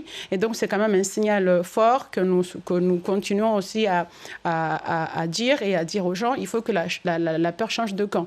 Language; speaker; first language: French; non-native, local second language; Comorian